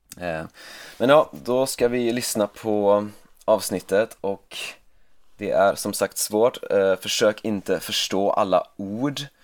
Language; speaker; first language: Swedish; native; Swedish